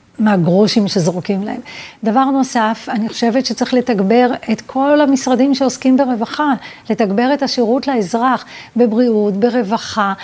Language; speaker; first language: Hebrew; early bilingual, other home language; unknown